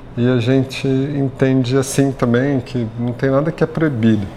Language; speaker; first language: Portuguese; native; Portuguese